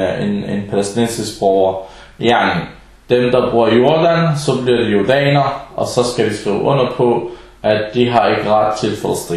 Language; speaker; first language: Danish; early bilingual, other home language; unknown